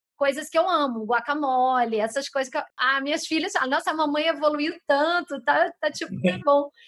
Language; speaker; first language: Portuguese; native; Portuguese